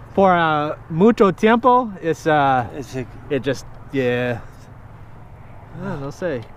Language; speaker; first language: Spanish; non-native, learner; English